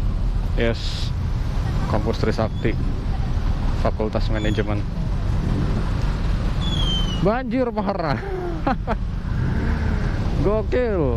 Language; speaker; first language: Indonesian; native; Indonesian